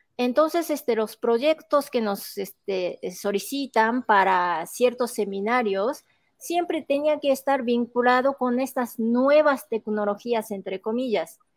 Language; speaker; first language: Spanish; non-native, fluent; Japanese